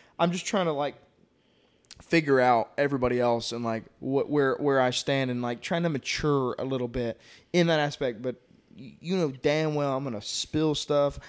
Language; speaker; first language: English; native; English